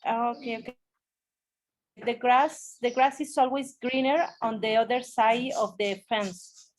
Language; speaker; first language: English; non-native, learner; Spanish